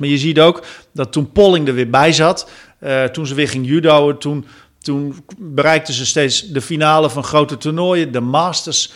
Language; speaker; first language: Dutch; native; Dutch